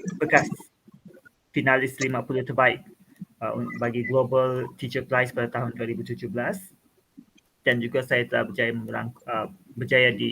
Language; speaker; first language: Malay; native; Malay